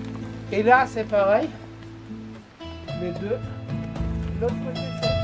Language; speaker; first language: French; non-native, fluent; Turkish